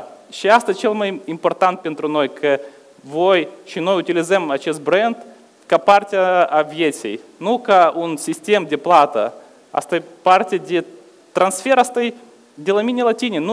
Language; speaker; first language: Romanian; non-native, local second language; Russian